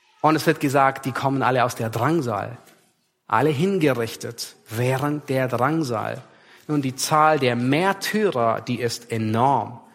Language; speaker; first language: German; native; German